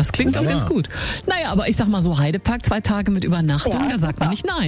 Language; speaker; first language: German; native; German